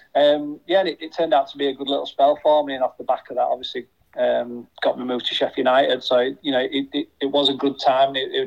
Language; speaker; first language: English; native; English